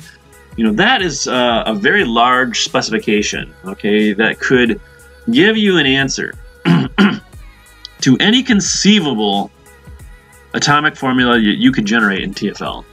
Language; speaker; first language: English; native; English